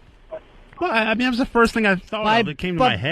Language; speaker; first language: English; native; English